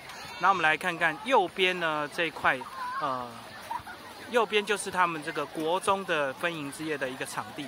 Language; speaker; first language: Chinese; native; Chinese